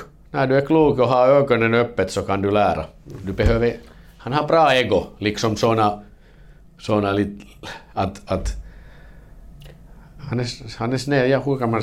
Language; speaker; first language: Swedish; non-native, learner; Finnish